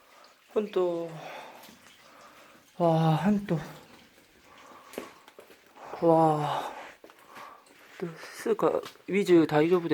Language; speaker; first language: Japanese; non-native, learner; Korean